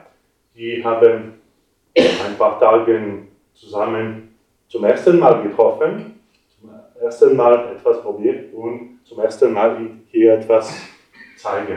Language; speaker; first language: German; non-native, local second language; Italian